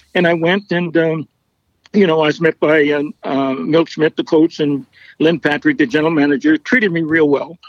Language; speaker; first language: English; native; English